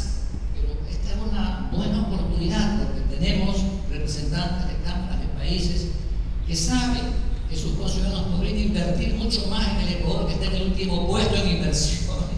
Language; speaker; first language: Spanish; native; Spanish